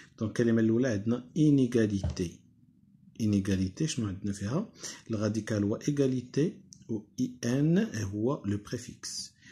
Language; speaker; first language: French; non-native, local second language; Arabic